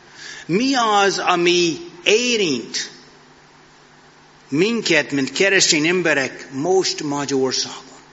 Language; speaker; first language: Hungarian; non-native, fluent; English